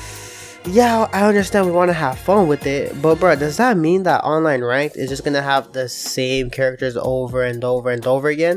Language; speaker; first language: English; native; English